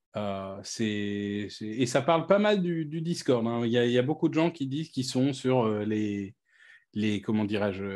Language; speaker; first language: French; native; French